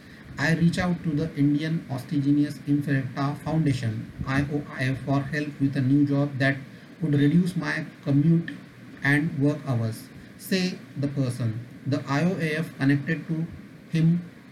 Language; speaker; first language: English; non-native, local second language; Marathi